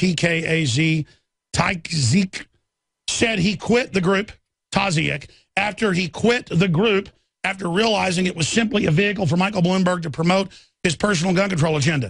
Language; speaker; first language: English; native; English